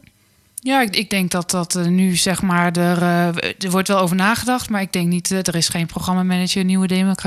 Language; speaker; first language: Dutch; native; Dutch